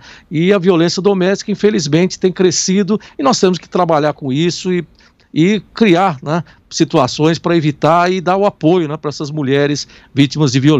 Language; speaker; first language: Portuguese; native; Portuguese